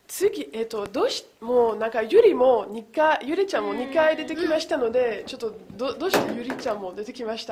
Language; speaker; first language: Japanese; non-native, learner; French